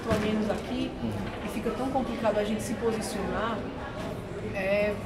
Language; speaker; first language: Portuguese; native; Portuguese